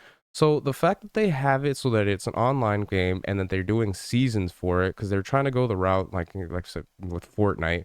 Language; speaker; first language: English; native; English